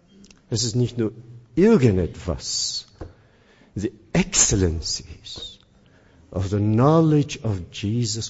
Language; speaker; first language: German; non-native, fluent; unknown